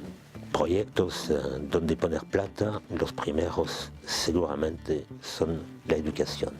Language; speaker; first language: Spanish; non-native, fluent; French